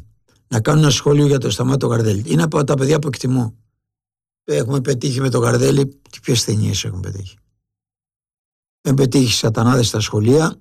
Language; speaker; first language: Greek; native; Greek